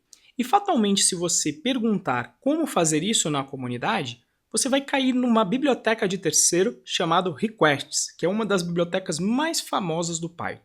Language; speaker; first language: Portuguese; native; Portuguese